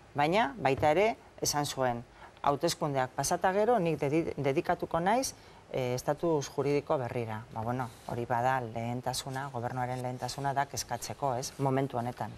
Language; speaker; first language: Basque; non-native, local second language; Spanish